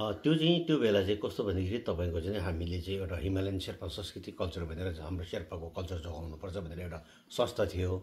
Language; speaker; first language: Nepali; non-native, local second language; Sherpa